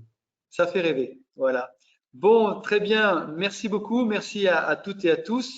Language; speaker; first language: French; native; French